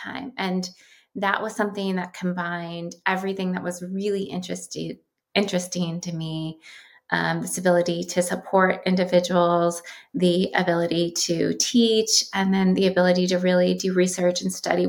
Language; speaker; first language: English; native; English